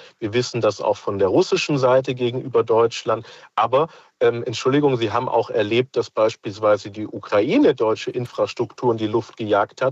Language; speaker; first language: German; native; German